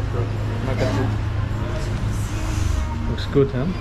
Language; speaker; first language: English; non-native, fluent; German